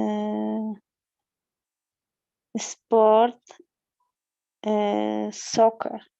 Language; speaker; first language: English; non-native, learner; Spanish